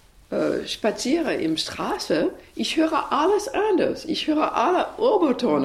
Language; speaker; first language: German; non-native, learner; English